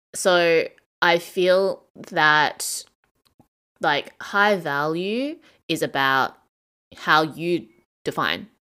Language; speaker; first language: English; native; English